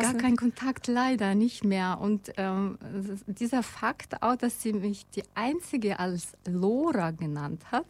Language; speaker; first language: German; non-native, fluent; Russian